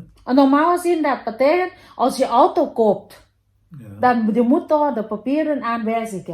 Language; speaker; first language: Dutch; non-native, learner; Thai